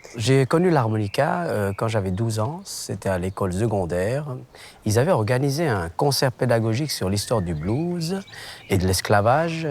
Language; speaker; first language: French; early bilingual, other home language; Khmer